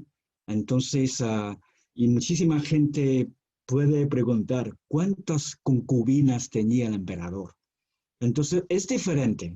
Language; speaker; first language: Spanish; non-native, fluent; Chinese